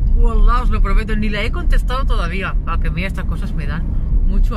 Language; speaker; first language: Spanish; native; Spanish